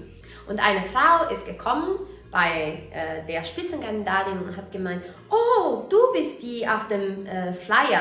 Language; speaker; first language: German; non-native, fluent; Italian